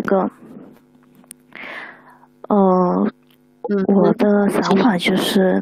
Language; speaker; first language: Chinese; non-native, learner; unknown